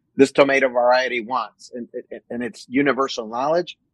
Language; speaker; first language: English; non-native, fluent; Spanish